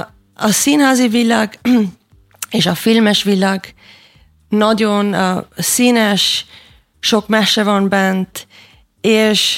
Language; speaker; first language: Hungarian; non-native, learner; German